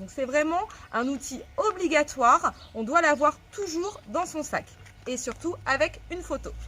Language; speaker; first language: French; native; French